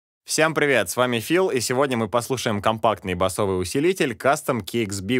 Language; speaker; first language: Russian; native; Russian